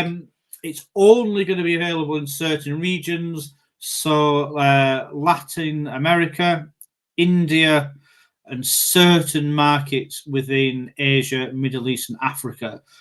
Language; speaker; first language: English; native; English